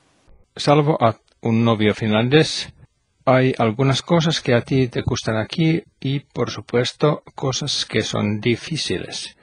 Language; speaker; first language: Spanish; non-native, fluent; Finnish